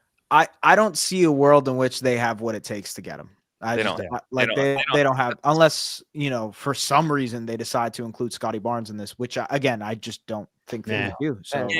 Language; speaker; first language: English; native; English